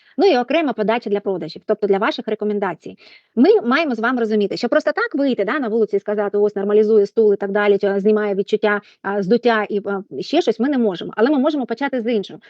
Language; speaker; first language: Ukrainian; non-native, local second language; Russian